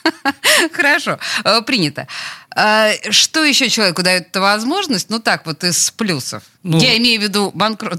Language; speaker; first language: Russian; native; Russian